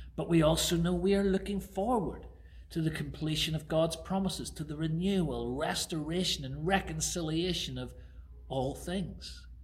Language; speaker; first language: English; native; English